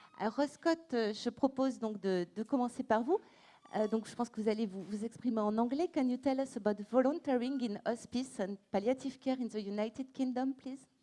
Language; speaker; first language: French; native; French